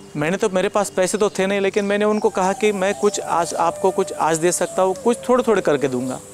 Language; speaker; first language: Hindi; non-native, local second language; Marathi